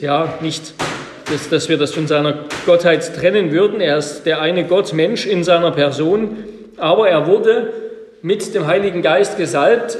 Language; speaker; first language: German; native; German